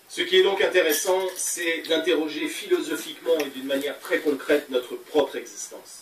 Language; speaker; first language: French; native; French